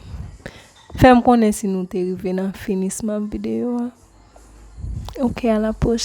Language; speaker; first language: French; non-native, learner; Haitian Creole